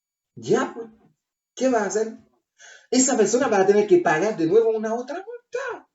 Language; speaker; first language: Spanish; non-native, learner; Haitian Creole